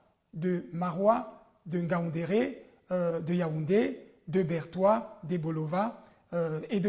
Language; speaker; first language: French; early bilingual, other home language; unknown